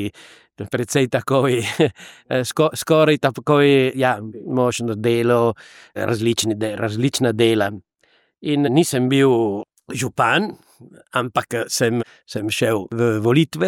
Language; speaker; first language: Slovenian; non-native, learner; Italian